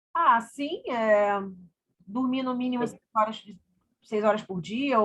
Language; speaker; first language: Portuguese; native; Portuguese